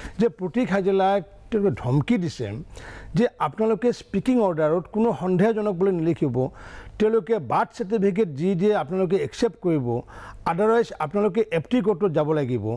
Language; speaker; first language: Assamese; native; Assamese